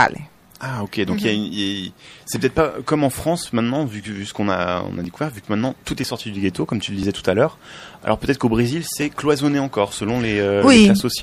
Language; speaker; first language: French; native; French